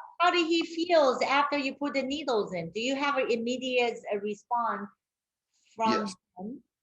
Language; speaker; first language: English; non-native, fluent; Chinese